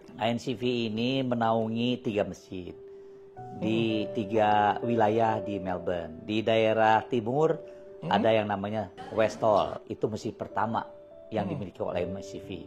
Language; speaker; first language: Indonesian; native; Indonesian